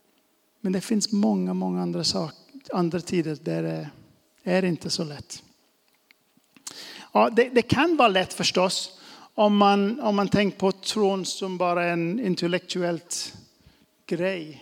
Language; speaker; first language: Swedish; non-native, fluent; English